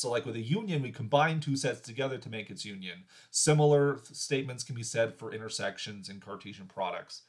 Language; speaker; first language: English; native; English